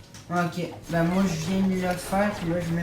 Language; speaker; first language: French; native; French